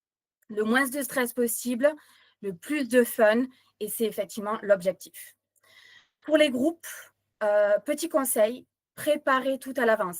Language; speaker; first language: French; native; French